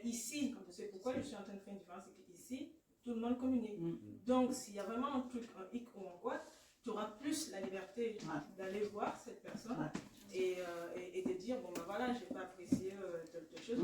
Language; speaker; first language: French; native; French